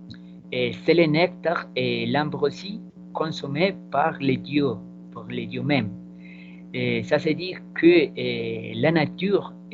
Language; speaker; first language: French; non-native, learner; Spanish